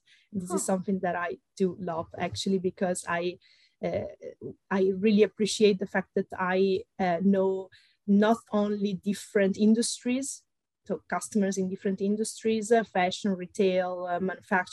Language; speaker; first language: English; non-native, fluent; Italian